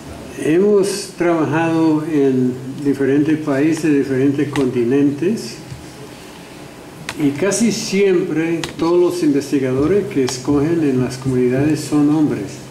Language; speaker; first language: Spanish; non-native, fluent; English